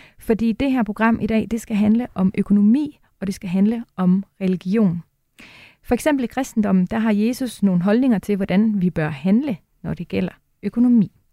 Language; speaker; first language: Danish; native; Danish